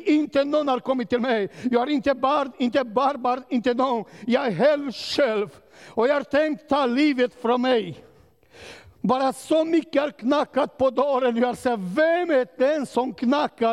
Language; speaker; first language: Swedish; non-native, learner; Romanian